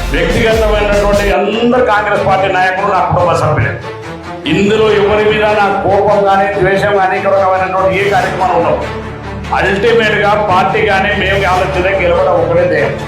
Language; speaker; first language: Telugu; non-native, local second language; Lambadi